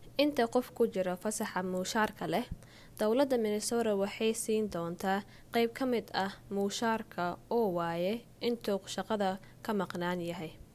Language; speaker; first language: Somali; early bilingual, heritage; Somali